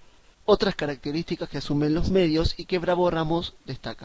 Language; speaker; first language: Spanish; native; Spanish